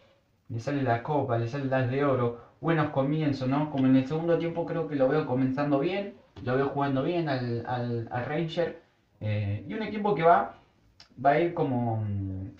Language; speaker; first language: Spanish; native; Spanish